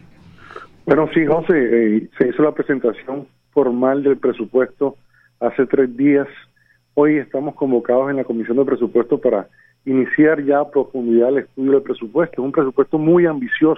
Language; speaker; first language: Spanish; native; Spanish